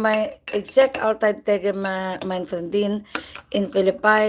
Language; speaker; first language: Dutch; non-native, learner; Filipino